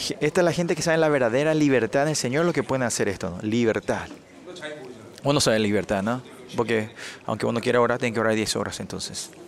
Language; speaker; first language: Spanish; non-native, fluent; Korean